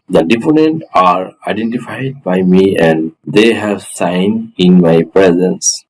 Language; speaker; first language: English; non-native, local second language; Bangla